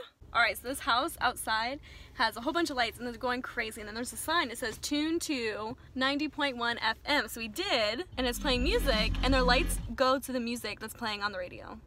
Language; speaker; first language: English; native; English